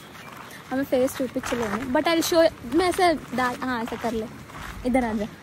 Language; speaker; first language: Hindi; non-native, local second language; Telugu